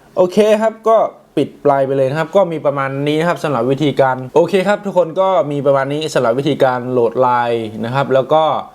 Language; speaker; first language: Thai; native; Thai